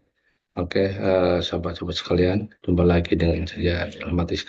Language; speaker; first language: Indonesian; native; Indonesian